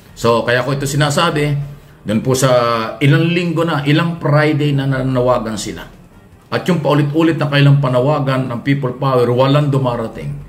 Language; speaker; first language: Filipino; native; Filipino